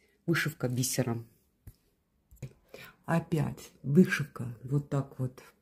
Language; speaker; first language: Russian; native; Russian